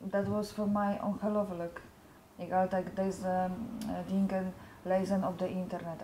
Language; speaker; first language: Dutch; non-native, learner; Polish